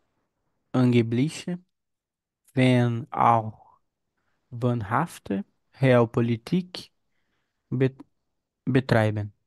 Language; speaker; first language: German; non-native, learner; Portuguese